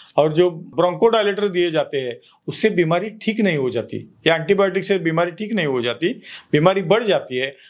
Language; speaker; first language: Hindi; non-native, local second language; Marathi